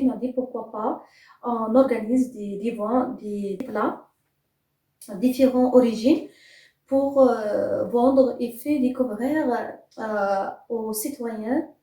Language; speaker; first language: French; non-native, fluent; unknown